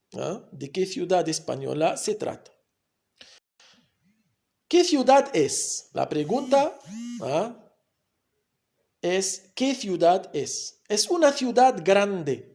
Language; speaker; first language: Spanish; non-native, fluent; Arabic